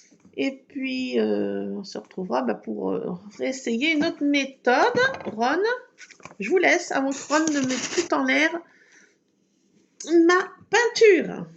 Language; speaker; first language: French; native; French